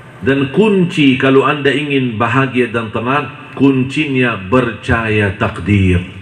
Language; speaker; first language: Indonesian; non-native, fluent; Arabic